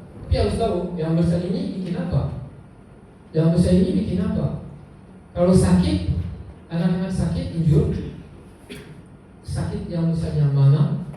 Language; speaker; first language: Indonesian; non-native, learner; French